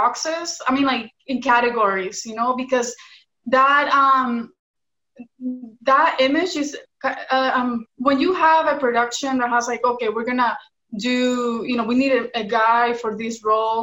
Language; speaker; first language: English; early bilingual, other home language; Spanish